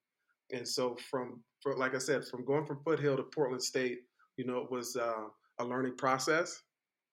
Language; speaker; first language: English; native; English